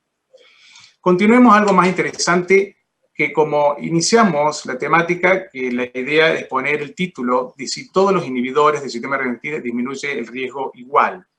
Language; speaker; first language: Spanish; native; Spanish